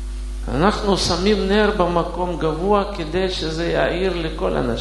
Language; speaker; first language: Hebrew; non-native, fluent; Russian